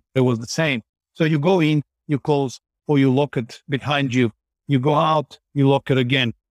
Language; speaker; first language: English; non-native, fluent; Bulgarian